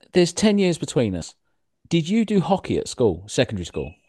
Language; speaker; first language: English; native; English